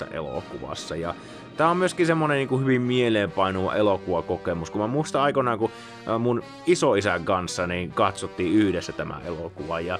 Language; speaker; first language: Finnish; native; Finnish